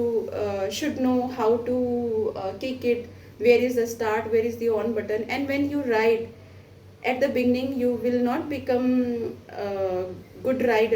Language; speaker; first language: English; non-native, local second language; Hindi